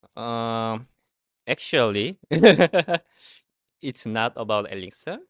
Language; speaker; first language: English; non-native, learner; Korean